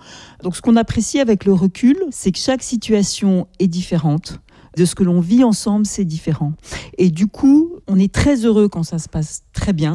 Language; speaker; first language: French; native; French